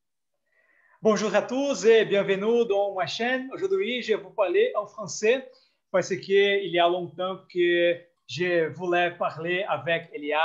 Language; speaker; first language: French; non-native, fluent; Portuguese